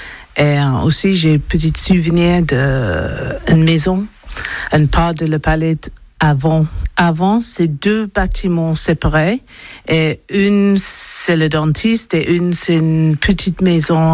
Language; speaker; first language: French; non-native, learner; English